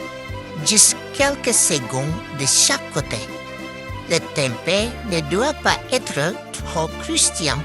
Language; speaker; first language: French; non-native, learner; Indonesian